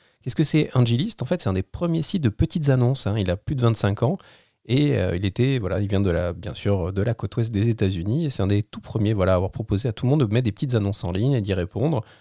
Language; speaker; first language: French; native; French